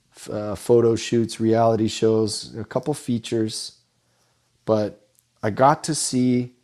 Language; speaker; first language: English; native; English